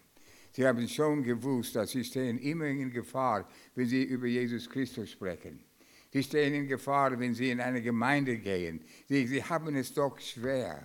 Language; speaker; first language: German; non-native, fluent; English